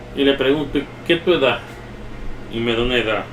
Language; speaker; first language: Spanish; early bilingual, heritage; Spanish